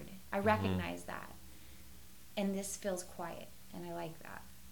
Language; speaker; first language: English; native; English